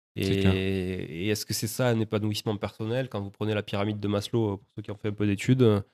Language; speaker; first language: French; native; French